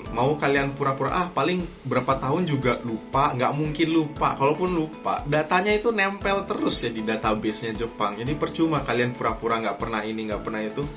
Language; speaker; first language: Indonesian; native; Indonesian